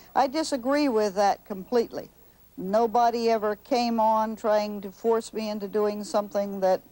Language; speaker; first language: English; native; English